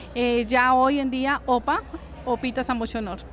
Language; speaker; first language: Spanish; native; Spanish